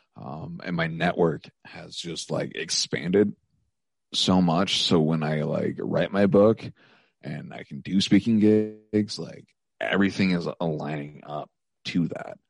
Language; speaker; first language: English; native; English